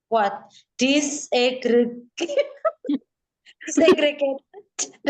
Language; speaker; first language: English; non-native, learner; Indonesian